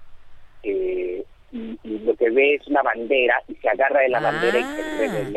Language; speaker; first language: Spanish; native; Spanish